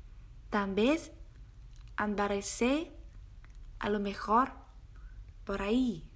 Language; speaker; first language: Spanish; non-native, learner; Vietnamese